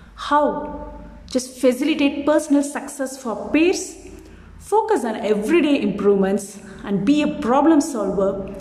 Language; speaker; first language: English; non-native, local second language; Tamil